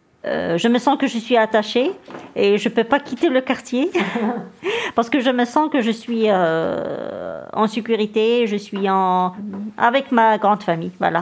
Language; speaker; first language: French; non-native, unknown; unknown